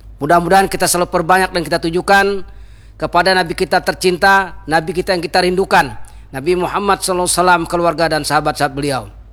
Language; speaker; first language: Malay; non-native, local second language; Banjar